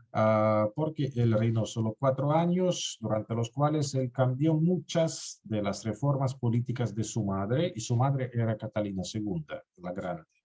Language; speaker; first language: Spanish; non-native, fluent; Russian